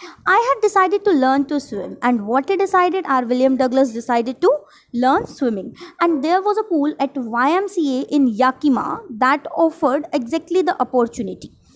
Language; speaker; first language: English; non-native, local second language; Hindi